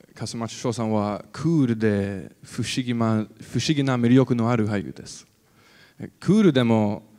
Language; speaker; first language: Japanese; non-native, learner; English